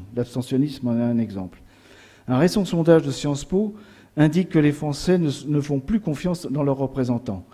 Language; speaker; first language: French; native; French